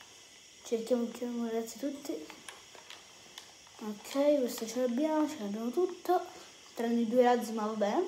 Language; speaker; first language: Italian; native; Italian